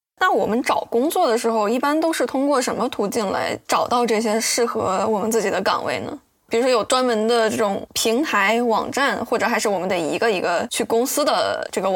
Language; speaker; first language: Chinese; native; Chinese